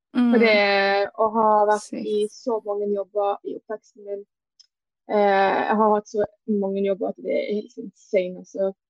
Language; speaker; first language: Norwegian; early bilingual, other home language; Portuguese